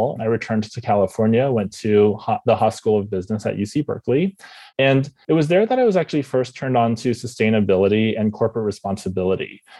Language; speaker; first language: English; native; English